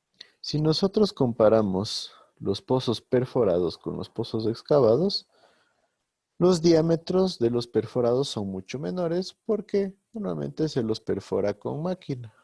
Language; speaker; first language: Spanish; native; Spanish